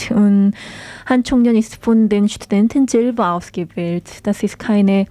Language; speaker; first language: German; non-native, learner; Korean